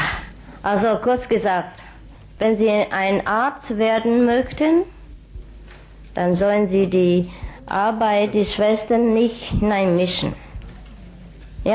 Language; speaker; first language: German; non-native, fluent; Vietnamese